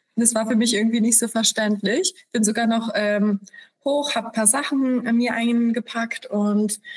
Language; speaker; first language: German; early bilingual, other home language; Polish